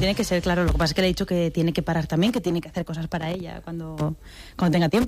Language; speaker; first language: Spanish; native; Spanish